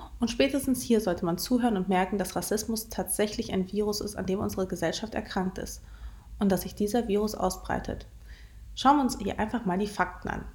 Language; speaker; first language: German; early bilingual, other home language; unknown